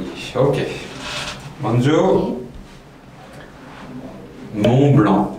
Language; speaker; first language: Korean; non-native, learner; French